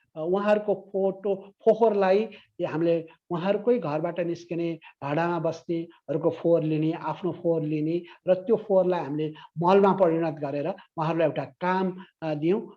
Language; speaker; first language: Nepali; non-native, local second language; Newari